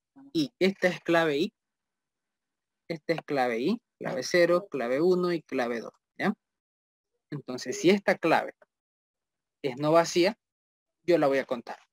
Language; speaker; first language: Spanish; native; Spanish